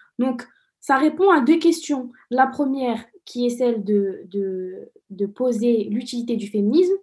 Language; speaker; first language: French; non-native, local second language; Arabic